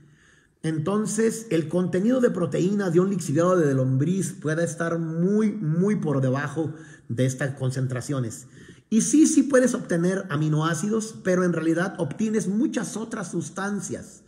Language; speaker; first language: Spanish; native; Spanish